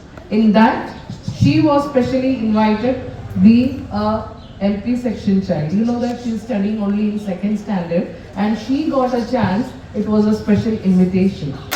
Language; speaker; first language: English; non-native, local second language; Malayalam